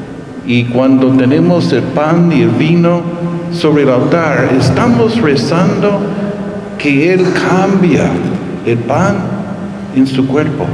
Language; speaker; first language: Spanish; non-native, fluent; English